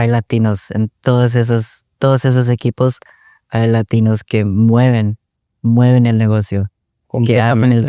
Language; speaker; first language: Spanish; early bilingual, other home language; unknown